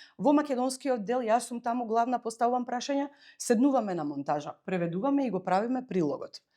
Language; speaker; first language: Macedonian; native; Macedonian